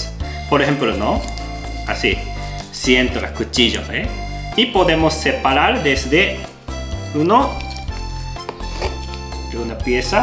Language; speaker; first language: Spanish; non-native, fluent; Japanese